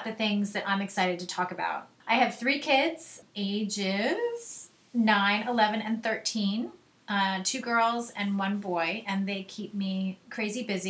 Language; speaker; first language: English; native; English